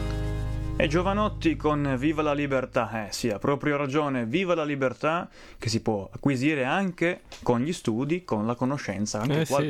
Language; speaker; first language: Italian; native; Italian